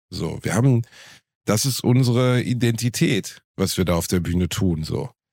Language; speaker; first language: German; native; German